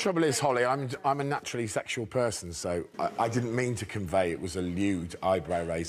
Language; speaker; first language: English; native; English